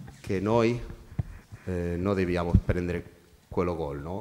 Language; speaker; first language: Italian; non-native, fluent; Spanish